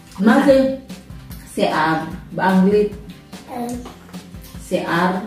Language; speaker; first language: Hebrew; non-native, learner; Filipino